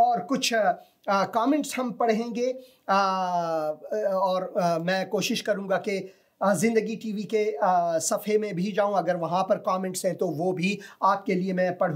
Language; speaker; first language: Hindi; non-native, fluent; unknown